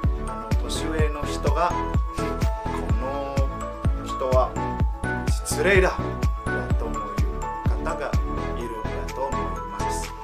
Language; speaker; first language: Japanese; non-native, learner; Indonesian